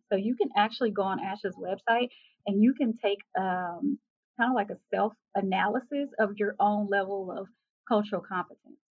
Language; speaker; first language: English; native; English